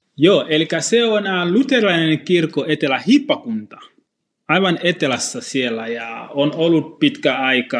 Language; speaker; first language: Finnish; non-native, fluent; Swahili